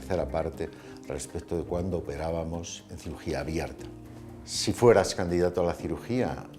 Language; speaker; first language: Spanish; native; Spanish